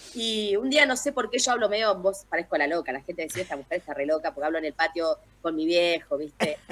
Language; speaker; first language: Spanish; native; Spanish